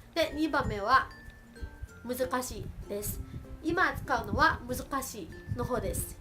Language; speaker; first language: Japanese; early bilingual, other home language; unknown